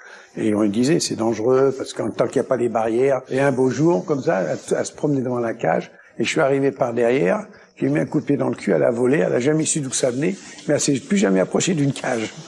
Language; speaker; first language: French; native; French